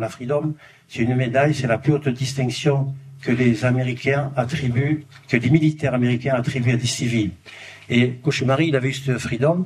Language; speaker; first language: French; native; French